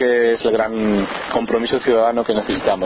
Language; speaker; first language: Spanish; native; Spanish